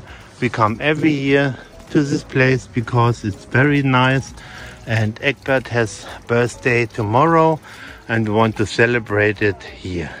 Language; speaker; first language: English; non-native, learner; German